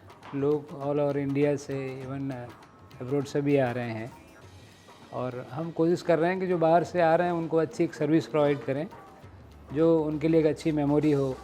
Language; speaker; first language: Hindi; non-native, local second language; Gujarati